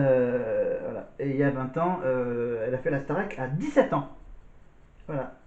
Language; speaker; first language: French; native; French